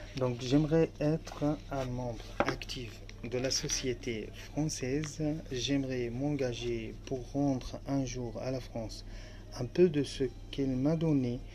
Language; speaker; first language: French; non-native, fluent; Arabic